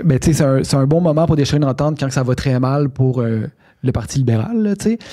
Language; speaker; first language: French; native; French